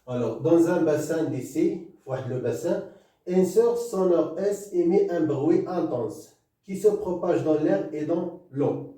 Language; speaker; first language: French; non-native, local second language; Arabic